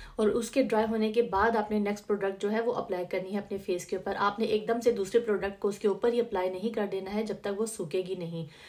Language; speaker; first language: Urdu; native; Urdu